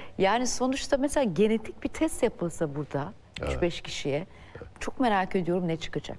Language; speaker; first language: Turkish; native; Turkish